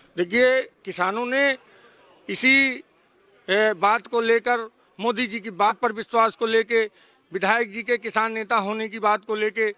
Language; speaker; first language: Hindi; native; Hindi